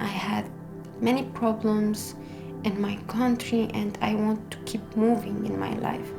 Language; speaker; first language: English; non-native, learner; Arabic